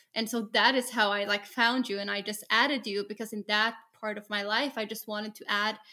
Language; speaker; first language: English; non-native, fluent; Norwegian